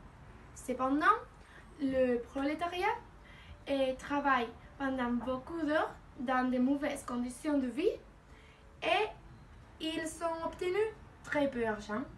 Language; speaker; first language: French; non-native, learner; Spanish